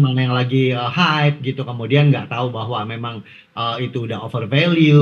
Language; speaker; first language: Indonesian; native; Indonesian